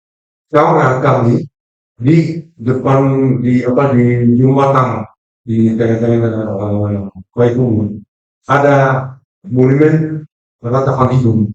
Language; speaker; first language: Indonesian; non-native, fluent; Dutch